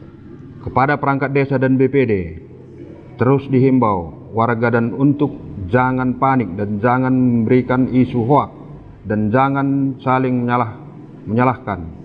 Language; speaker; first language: Indonesian; non-native, local second language; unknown